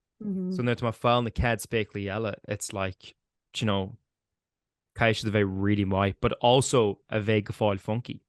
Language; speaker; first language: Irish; native; Irish